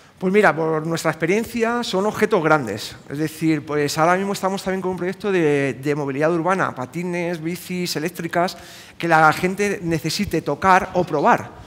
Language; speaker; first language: Spanish; native; Spanish